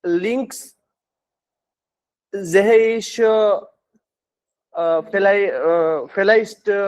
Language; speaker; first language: German; non-native, learner; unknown